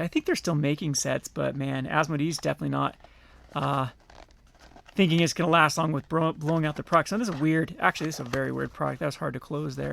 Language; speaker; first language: English; native; English